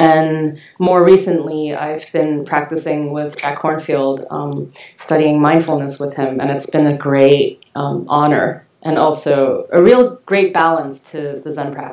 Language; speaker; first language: English; non-native, local second language; Cantonese